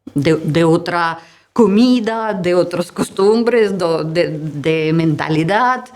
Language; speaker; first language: Spanish; non-native, learner; Russian